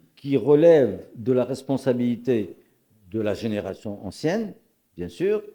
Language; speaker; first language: French; non-native, local second language; Arabic